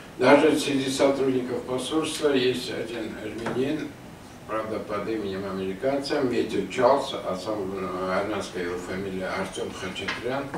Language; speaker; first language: Russian; non-native, local second language; Armenian